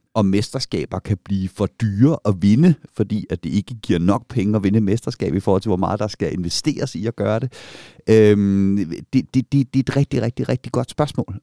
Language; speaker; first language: Danish; native; Danish